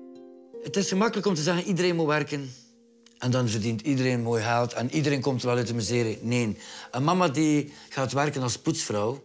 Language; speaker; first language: Dutch; native; Dutch